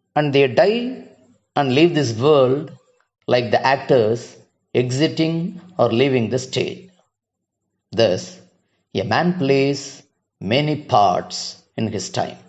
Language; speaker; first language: English; non-native, local second language; Tamil